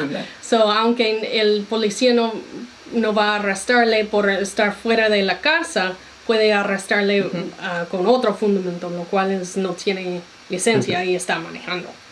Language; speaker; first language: Spanish; non-native, fluent; English